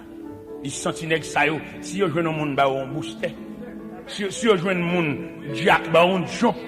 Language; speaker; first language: French; non-native, local second language; Haitian Creole